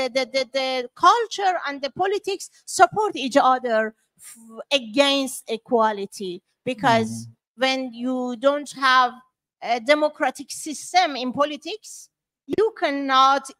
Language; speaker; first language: English; non-native, fluent; Persian